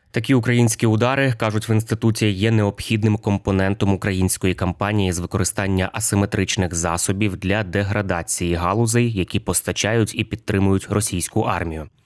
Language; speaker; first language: Ukrainian; native; Ukrainian